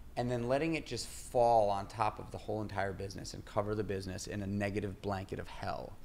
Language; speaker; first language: English; native; English